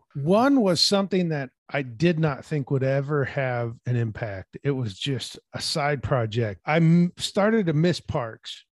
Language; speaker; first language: English; native; English